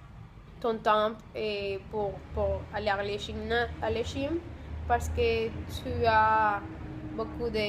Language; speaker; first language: French; non-native, learner; Spanish